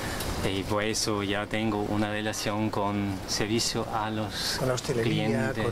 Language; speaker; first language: Spanish; non-native, learner; German